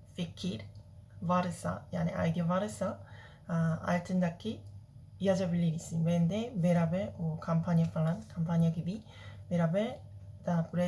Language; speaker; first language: Turkish; non-native, learner; Korean